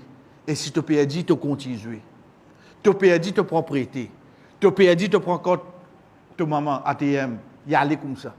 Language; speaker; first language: French; non-native, local second language; Morisyen